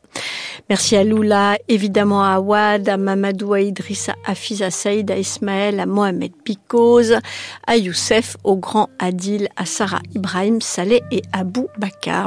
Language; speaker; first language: French; native; French